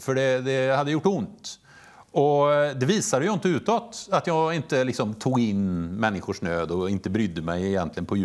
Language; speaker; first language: Swedish; native; Swedish